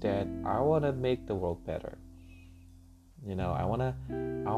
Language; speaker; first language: English; non-native, fluent; Indonesian